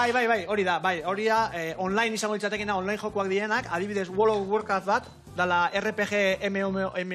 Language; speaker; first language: Basque; native; Basque